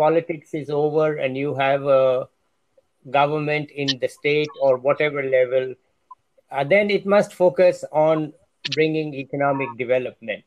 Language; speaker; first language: English; non-native, local second language; Hindi